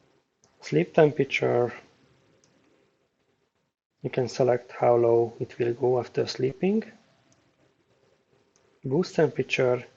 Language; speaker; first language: English; non-native, fluent; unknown